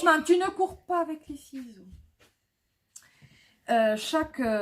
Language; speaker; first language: French; native; French